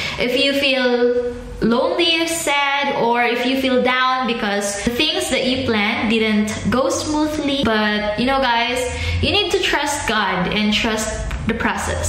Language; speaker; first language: English; non-native, local second language; Filipino